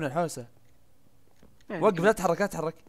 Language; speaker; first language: Arabic; native; Arabic